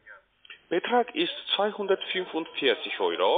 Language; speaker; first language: German; non-native, learner; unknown